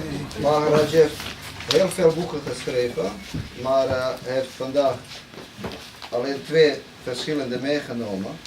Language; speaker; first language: Dutch; non-native, fluent; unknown